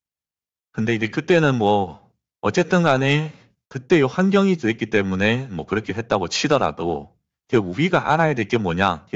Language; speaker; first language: Korean; native; Korean